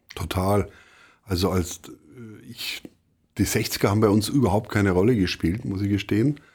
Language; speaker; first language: German; native; German